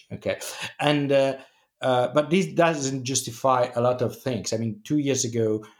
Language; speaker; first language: English; non-native, fluent; Italian